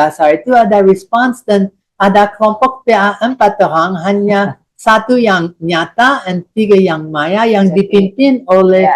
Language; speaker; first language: Indonesian; non-native, fluent; English